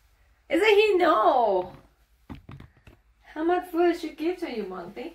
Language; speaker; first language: English; non-native, learner; Thai